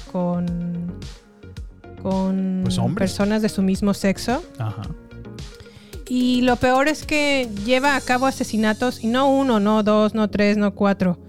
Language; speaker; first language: Spanish; native; Spanish